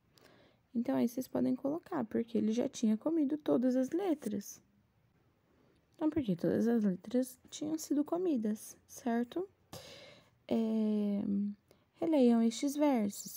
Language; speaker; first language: Portuguese; native; Portuguese